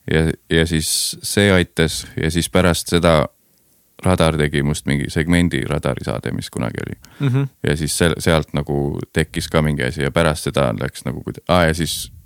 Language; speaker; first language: Estonian; native; Estonian